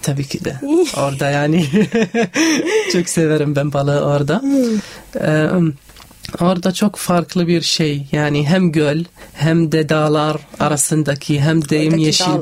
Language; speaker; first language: Turkish; non-native, learner; Arabic